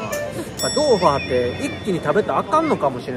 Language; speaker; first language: Japanese; native; Japanese